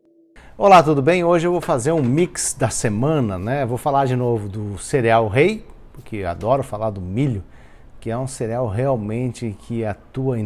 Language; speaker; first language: Portuguese; native; Portuguese